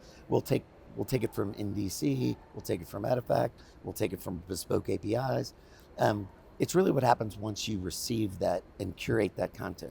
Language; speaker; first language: English; native; English